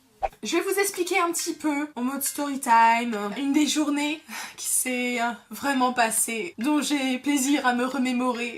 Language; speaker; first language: French; native; French